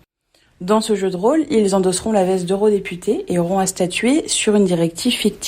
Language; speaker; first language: French; native; French